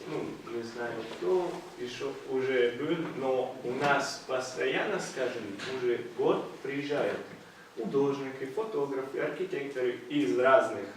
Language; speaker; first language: Russian; non-native, fluent; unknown